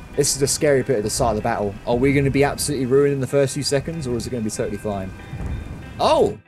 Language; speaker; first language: English; native; English